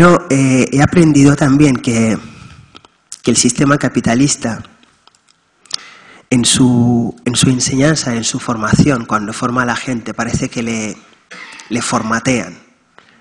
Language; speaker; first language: Spanish; non-native, fluent; Wolof